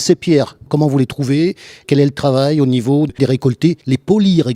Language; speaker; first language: French; native; French